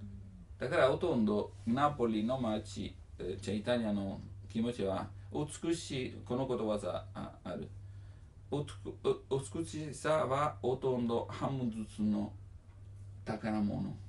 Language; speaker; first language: Japanese; non-native, learner; Italian